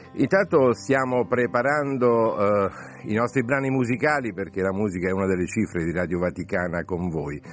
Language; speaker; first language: Italian; native; Italian